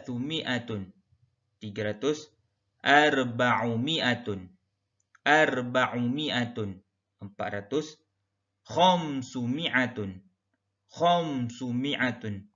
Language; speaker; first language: Arabic; non-native, fluent; Malay